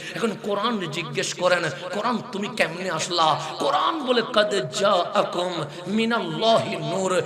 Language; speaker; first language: Bangla; non-native, local second language; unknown